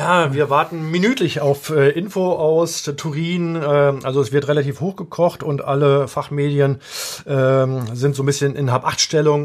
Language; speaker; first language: German; native; German